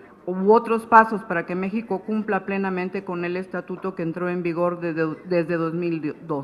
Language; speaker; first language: Spanish; native; Spanish